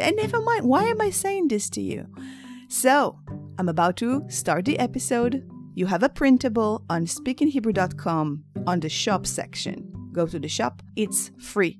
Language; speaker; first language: English; non-native, fluent; Hebrew